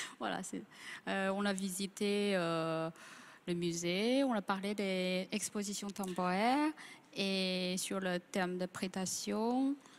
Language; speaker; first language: French; non-native, fluent; Chinese